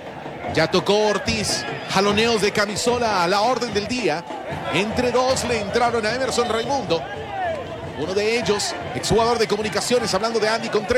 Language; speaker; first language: Spanish; native; Spanish